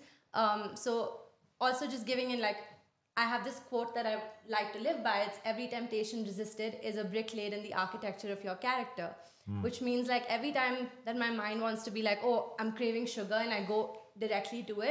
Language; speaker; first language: English; non-native, local second language; Hindi